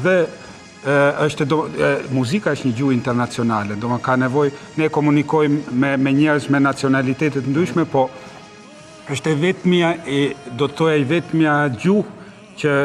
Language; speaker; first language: Albanian; native; Albanian